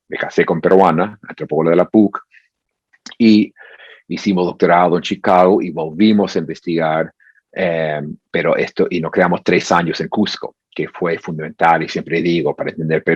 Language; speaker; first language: Spanish; non-native, fluent; English